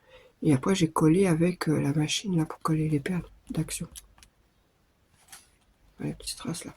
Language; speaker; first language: French; native; French